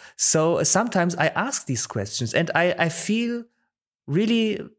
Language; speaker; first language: English; non-native, fluent; Polish